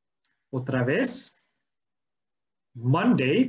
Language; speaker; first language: Spanish; non-native, fluent; English